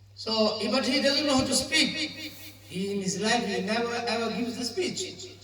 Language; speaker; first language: English; non-native, local second language; Urdu